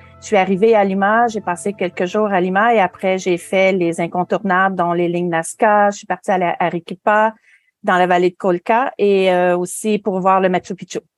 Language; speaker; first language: French; native; French